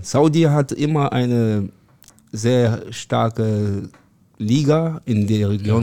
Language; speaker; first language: German; non-native, learner; French